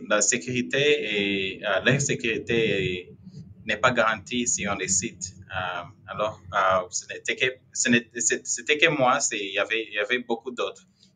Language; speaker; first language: French; non-native, fluent; Kinyarwanda